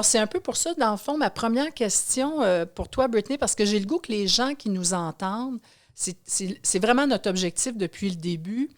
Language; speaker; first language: French; native; French